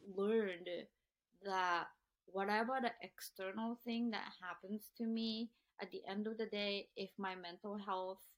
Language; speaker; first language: English; non-native, fluent; Japanese